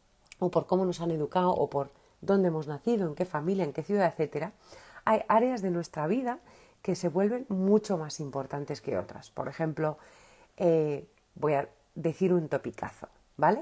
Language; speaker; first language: Spanish; native; Spanish